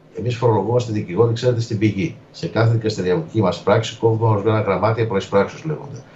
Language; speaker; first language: Greek; native; Greek